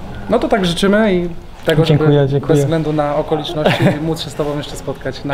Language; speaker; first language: Polish; native; Polish